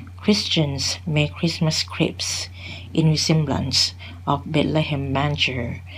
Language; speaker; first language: English; non-native, fluent; Thai